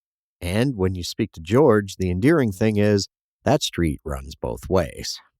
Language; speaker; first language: English; native; English